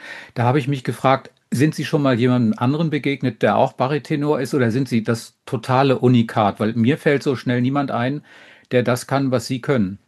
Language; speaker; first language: German; native; German